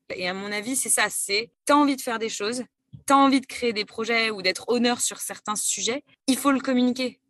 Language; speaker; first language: French; native; French